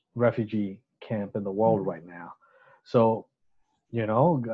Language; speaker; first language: English; non-native, local second language; Bangla